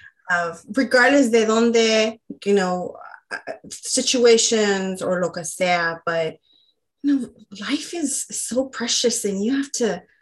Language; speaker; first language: English; early bilingual, other home language; Spanish